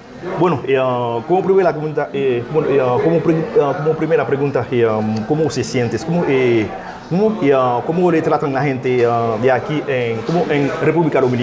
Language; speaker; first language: Spanish; non-native, fluent; Haitian Creole